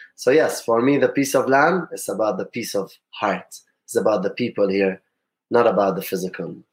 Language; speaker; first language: English; non-native, fluent; Arabic